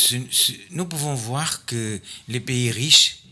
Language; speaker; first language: French; non-native, fluent; Portuguese